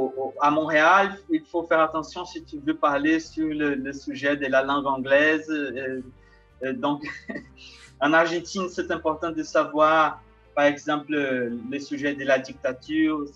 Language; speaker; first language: French; non-native, fluent; Portuguese